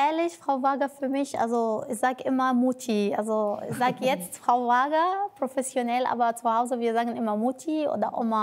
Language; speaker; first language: German; non-native, learner; Arabic